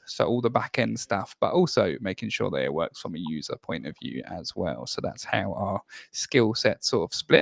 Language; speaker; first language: English; native; English